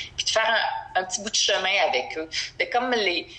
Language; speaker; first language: French; native; French